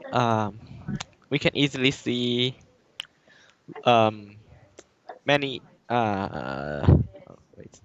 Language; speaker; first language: English; non-native, learner; Chinese